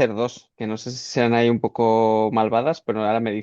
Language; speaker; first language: Spanish; native; Spanish